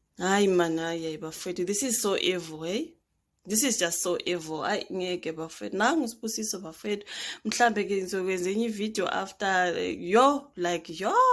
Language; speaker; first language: Zulu; native; Zulu